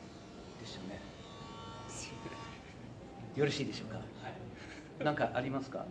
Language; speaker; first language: Japanese; non-native, fluent; English